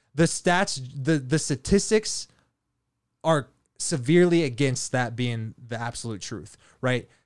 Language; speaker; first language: English; native; English